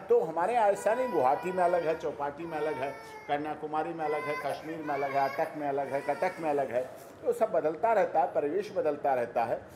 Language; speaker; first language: Hindi; native; Hindi